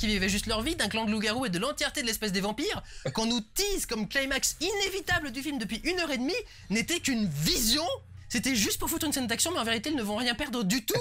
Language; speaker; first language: French; native; French